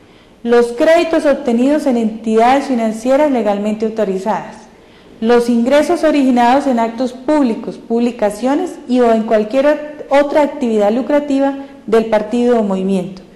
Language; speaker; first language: Spanish; native; Spanish